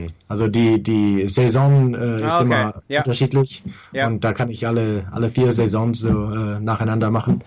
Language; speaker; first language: German; early bilingual, heritage; English